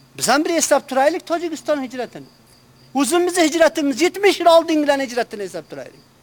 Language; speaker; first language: Uzbek; native; Uzbek